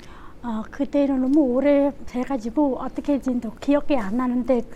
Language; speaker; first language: Korean; non-native, learner; Khmer